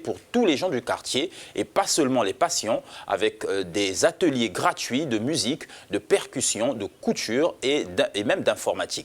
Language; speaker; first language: French; native; French